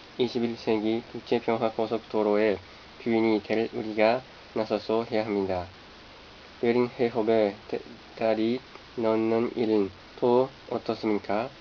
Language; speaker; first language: Korean; non-native, fluent; Japanese